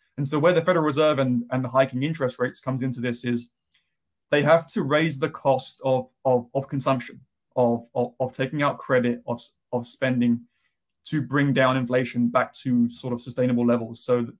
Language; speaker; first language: English; native; English